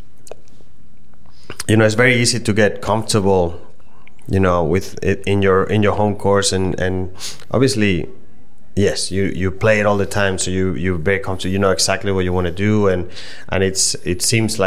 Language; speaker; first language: English; non-native, fluent; Spanish